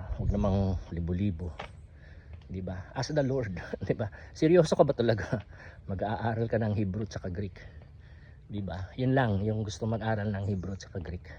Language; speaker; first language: Filipino; native; Filipino